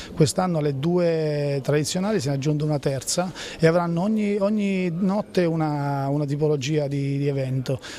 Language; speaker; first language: Italian; native; Italian